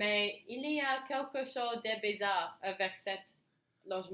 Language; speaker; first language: French; non-native, learner; English